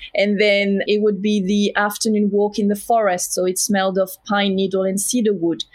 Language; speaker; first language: English; non-native, fluent; French